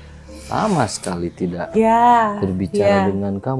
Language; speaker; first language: Indonesian; non-native, local second language; Sundanese